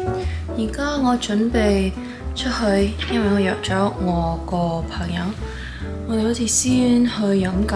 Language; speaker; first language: Chinese; early bilingual, heritage; Cantonese